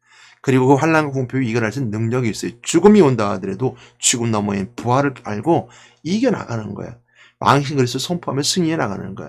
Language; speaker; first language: Korean; native; Korean